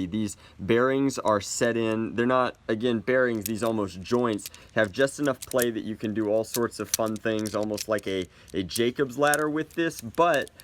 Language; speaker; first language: English; native; English